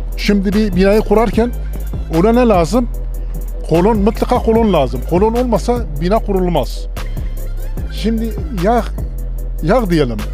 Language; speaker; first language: Turkish; non-native, local second language; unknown